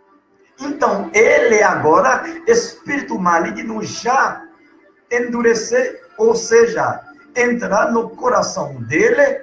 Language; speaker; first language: Portuguese; non-native, learner; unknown